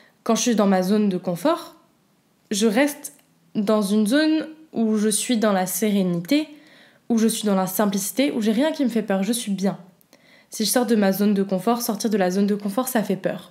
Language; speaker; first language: French; native; French